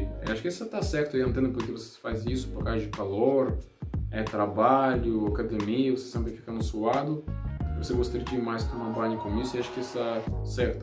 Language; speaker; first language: Portuguese; non-native, learner; Russian